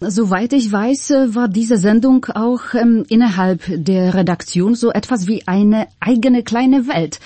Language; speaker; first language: German; non-native, fluent; Polish